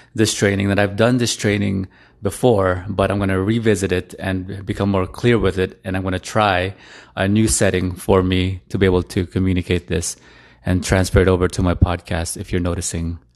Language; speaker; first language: English; early bilingual, other home language; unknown